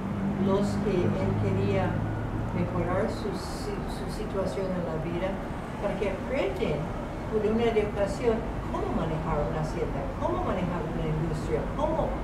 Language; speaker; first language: Spanish; non-native, fluent; English